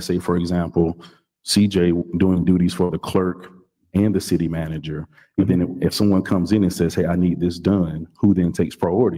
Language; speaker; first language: English; native; English